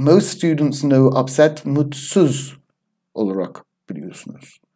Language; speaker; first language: Turkish; non-native, learner; English